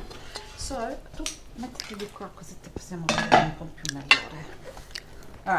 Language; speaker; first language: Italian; early bilingual, heritage; Italian